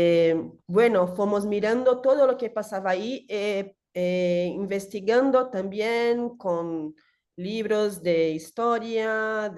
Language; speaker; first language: Spanish; non-native, learner; Portuguese